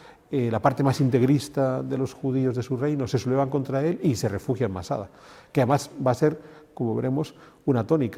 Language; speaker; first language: Spanish; native; Spanish